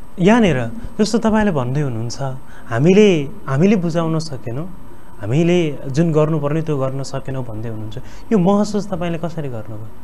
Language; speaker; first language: Nepali; native; Nepali